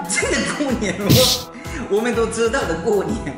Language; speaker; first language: Chinese; non-native, fluent; Japanese